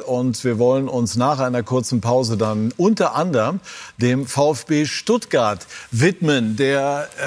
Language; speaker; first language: German; native; German